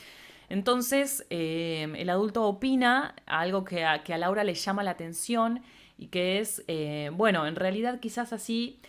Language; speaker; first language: Spanish; native; Spanish